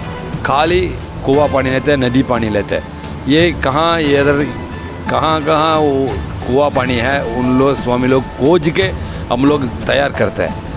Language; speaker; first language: Hindi; non-native, local second language; Tamil